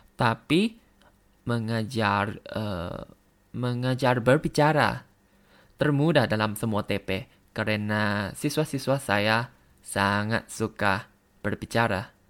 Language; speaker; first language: Indonesian; non-native, learner; Thai